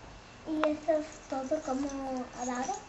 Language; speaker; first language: Spanish; early bilingual, heritage; English